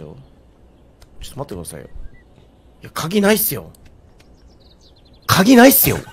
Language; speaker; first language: Japanese; native; Japanese